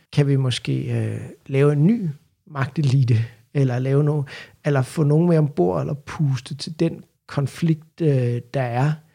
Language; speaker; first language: Danish; native; Danish